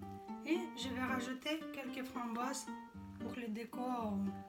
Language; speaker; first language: French; non-native, fluent; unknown